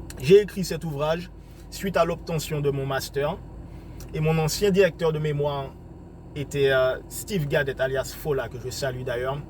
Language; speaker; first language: French; native; French